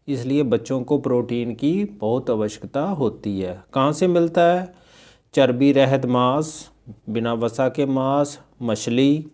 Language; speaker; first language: Hindi; non-native, local second language; Punjabi